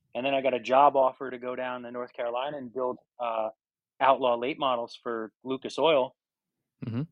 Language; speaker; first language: English; native; English